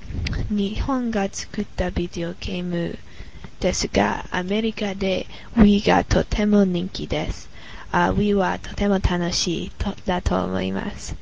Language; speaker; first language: Japanese; non-native, learner; English